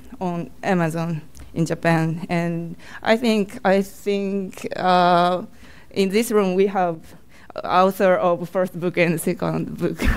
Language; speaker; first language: English; non-native, learner; Japanese